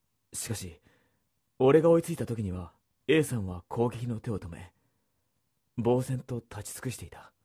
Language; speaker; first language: Japanese; native; Japanese